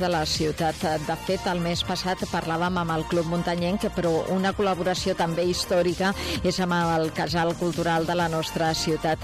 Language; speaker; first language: Catalan; native; Catalan